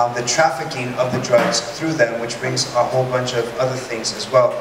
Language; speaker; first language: English; early bilingual, other home language; Spanish